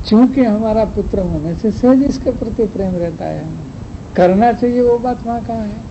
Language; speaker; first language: Hindi; non-native, local second language; Gujarati